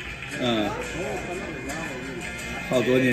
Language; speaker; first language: Chinese; non-native, fluent; English